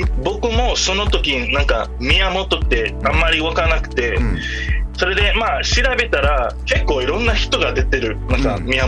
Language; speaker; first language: Japanese; non-native, fluent; English